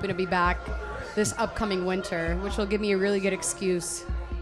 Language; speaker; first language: English; non-native, local second language; Hiligaynon